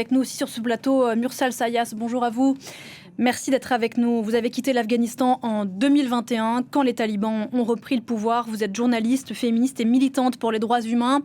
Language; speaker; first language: French; native; French